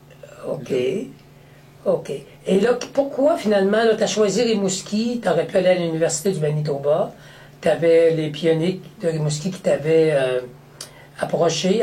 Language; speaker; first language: French; native; French